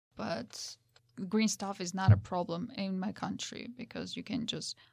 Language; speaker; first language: English; non-native, fluent; Georgian